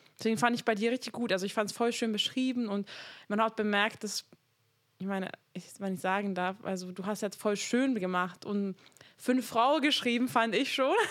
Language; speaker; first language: German; non-native, fluent; Hungarian